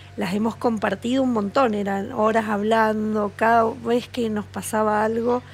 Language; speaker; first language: Spanish; native; Spanish